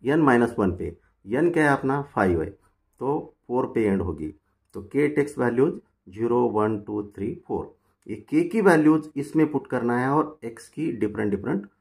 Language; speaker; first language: Hindi; non-native, local second language; Marathi